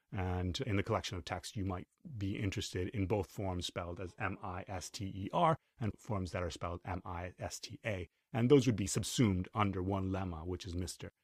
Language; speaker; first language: English; non-native, fluent; Spanish